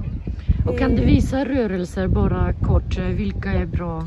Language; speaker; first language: Swedish; non-native, fluent; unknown